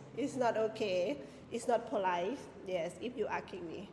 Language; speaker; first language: English; non-native, learner; Thai